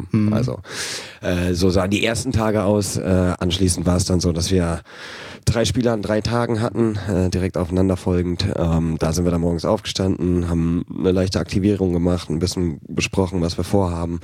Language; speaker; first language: German; native; German